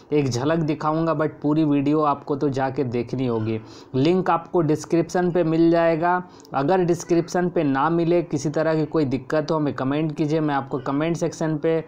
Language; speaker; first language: Hindi; native; Hindi